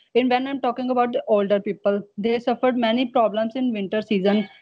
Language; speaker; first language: English; non-native, local second language; Punjabi